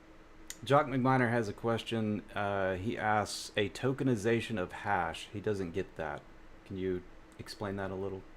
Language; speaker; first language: English; native; English